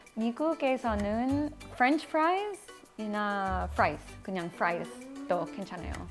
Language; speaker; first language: Korean; non-native, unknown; English